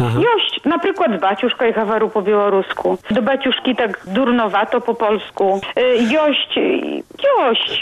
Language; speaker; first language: Polish; non-native, local second language; Belarusian